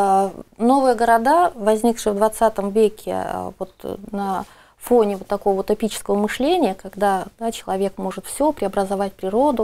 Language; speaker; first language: Russian; native; Russian